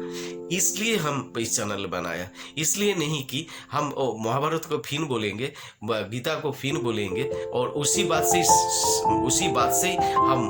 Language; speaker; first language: Hindi; non-native, local second language; Bangla